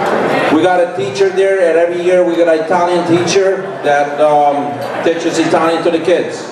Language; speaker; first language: English; native; English